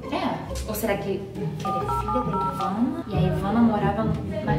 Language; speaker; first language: Portuguese; native; Portuguese